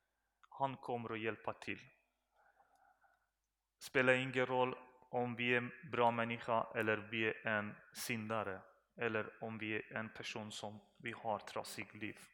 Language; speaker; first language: Swedish; non-native, learner; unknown